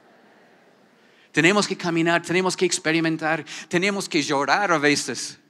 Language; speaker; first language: Spanish; non-native, fluent; English